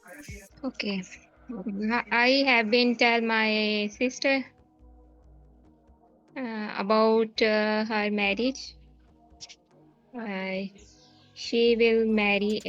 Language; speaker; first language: English; non-native, learner; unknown